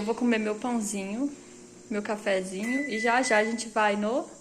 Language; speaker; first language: Portuguese; native; Portuguese